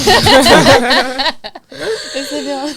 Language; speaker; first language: French; native; French